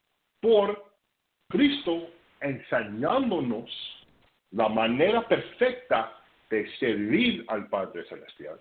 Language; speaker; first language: Spanish; non-native, fluent; English